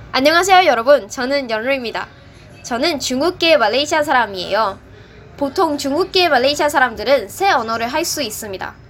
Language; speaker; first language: Korean; non-native, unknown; Chinese